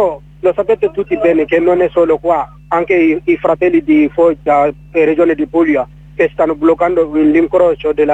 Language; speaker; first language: Italian; non-native, learner; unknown